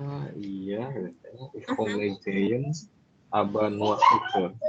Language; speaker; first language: German; non-native, learner; Indonesian